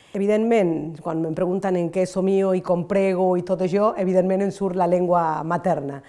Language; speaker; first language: Catalan; non-native, fluent; Spanish